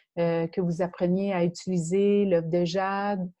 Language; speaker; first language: French; native; French